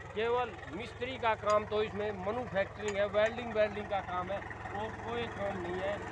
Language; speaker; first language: Hindi; native; Hindi